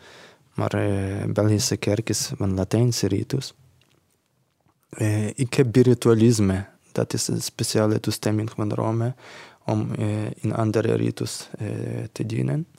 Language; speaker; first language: Dutch; non-native, learner; Ukrainian